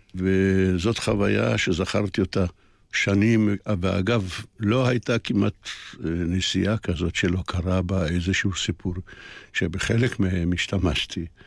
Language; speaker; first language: Hebrew; early bilingual, other home language; Polish